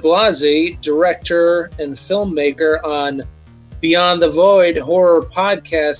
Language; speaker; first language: English; native; English